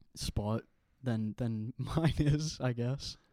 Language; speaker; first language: English; native; English